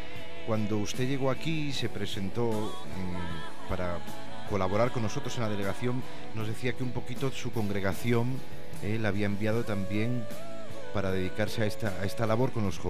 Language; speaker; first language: Spanish; native; Spanish